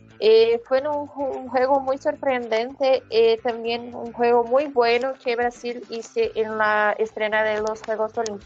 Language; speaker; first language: Spanish; non-native, fluent; Portuguese